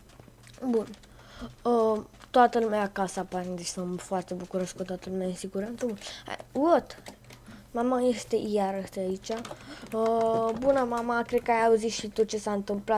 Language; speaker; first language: Romanian; native; Romanian